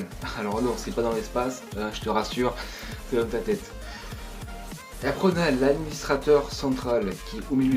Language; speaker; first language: French; native; French